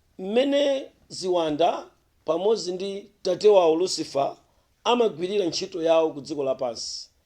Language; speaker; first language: Nyanja; native; Nyanja